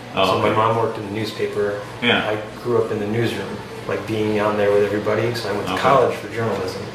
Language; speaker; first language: English; native; English